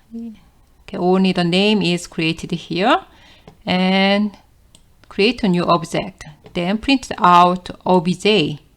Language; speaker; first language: English; non-native, fluent; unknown